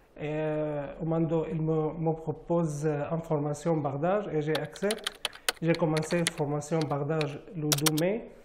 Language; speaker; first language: French; non-native, learner; Arabic